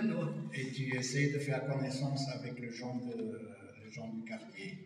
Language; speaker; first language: French; non-native, fluent; German